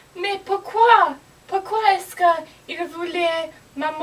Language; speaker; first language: French; non-native, learner; English